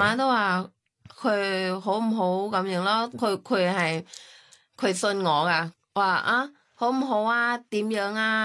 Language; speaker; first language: Cantonese; non-native, learner; Thai